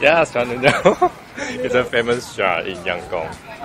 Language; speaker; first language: English; non-native, fluent; Chinese